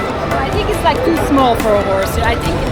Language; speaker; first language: English; non-native, fluent; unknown